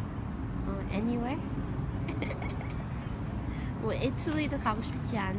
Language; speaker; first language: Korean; early bilingual, heritage; English